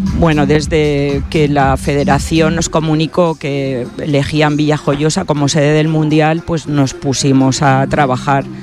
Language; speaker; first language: Spanish; native; Spanish